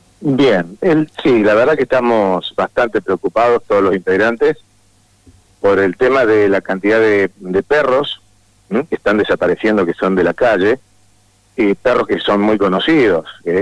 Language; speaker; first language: Spanish; native; Spanish